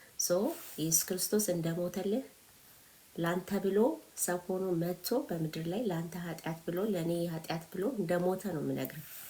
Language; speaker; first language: Amharic; native; Amharic